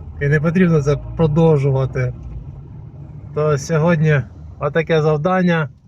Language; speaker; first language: Ukrainian; non-native, local second language; Russian